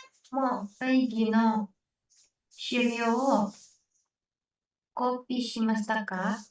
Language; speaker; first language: Japanese; non-native, learner; Indonesian